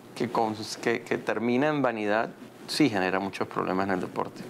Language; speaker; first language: Spanish; native; Spanish